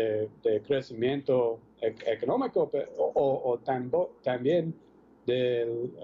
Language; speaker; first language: Spanish; non-native, fluent; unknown